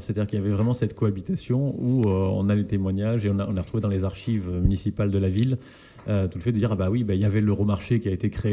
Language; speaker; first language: French; native; French